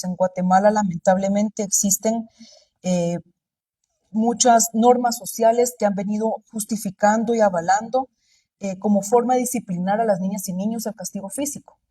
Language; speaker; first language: Spanish; native; Spanish